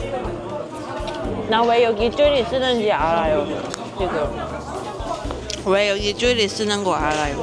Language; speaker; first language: Korean; non-native, fluent; Cantonese